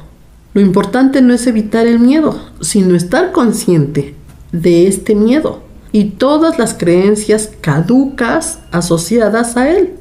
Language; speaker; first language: Spanish; native; Spanish